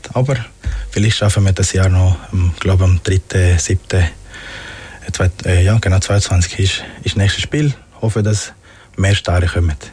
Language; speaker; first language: German; non-native, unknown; Spanish